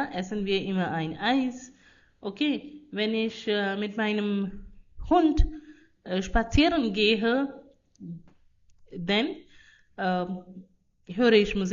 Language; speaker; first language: German; non-native, fluent; Hindi